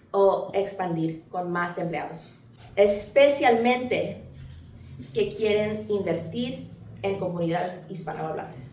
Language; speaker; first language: Spanish; early bilingual, heritage; English